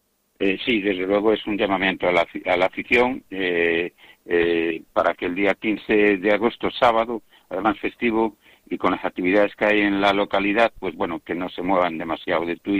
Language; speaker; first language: Spanish; native; Spanish